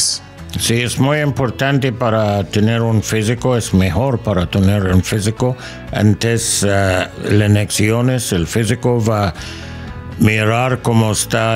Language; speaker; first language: Spanish; non-native, learner; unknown